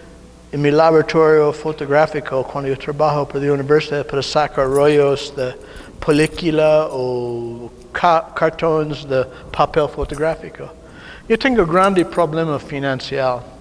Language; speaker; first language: Spanish; non-native, learner; English